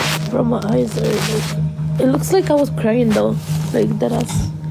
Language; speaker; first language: English; early bilingual, other home language; Spanish